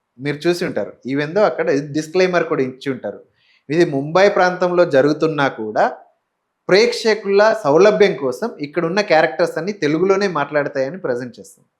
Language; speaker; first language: Telugu; native; Telugu